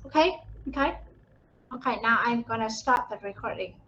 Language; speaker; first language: English; non-native, fluent; Vietnamese